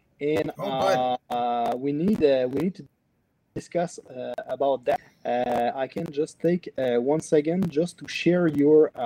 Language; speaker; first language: English; non-native, learner; French